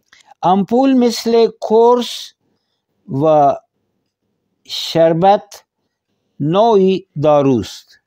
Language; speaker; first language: Persian; non-native, fluent; Urdu